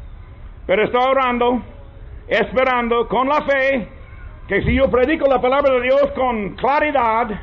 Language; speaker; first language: Spanish; non-native, fluent; English